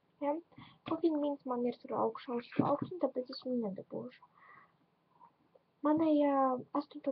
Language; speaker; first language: Latvian; non-native, local second language; Russian